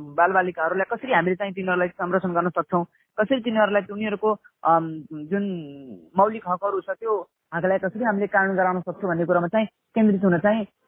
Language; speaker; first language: Nepali; non-native, local second language; Awadhi